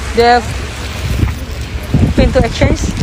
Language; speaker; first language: English; non-native, fluent; Indonesian